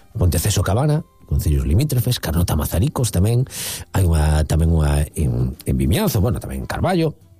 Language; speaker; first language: Galician; native; Galician